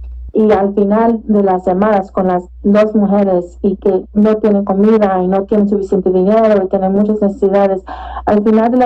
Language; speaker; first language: Spanish; early bilingual, heritage; Spanish